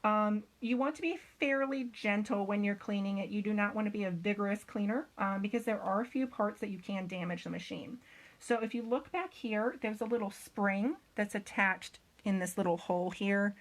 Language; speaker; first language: English; native; English